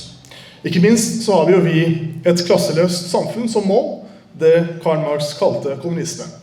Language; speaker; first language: Norwegian; early bilingual, other home language; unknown